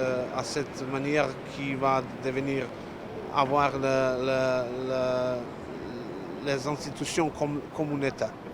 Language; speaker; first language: French; non-native, learner; Serbian